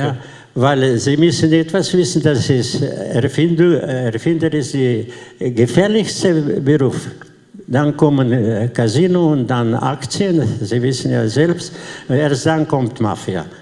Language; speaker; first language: German; non-native, learner; Slovenian